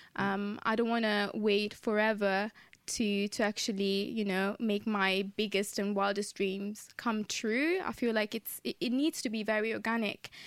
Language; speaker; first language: English; non-native, fluent; Italian